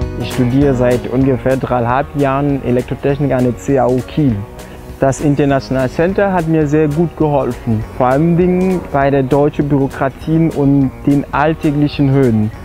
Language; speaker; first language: German; non-native, fluent; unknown